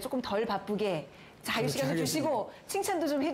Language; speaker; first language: Korean; native; Korean